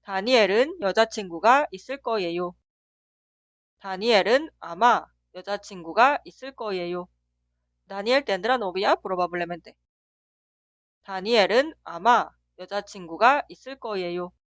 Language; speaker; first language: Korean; non-native, fluent; Spanish